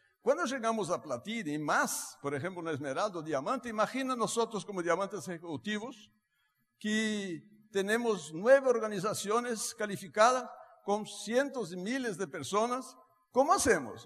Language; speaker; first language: Spanish; non-native, fluent; Portuguese